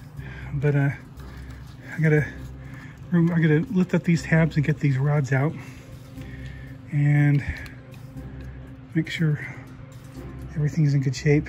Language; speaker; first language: English; native; English